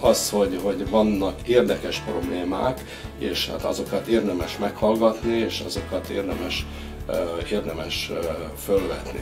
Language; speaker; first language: Hungarian; native; Hungarian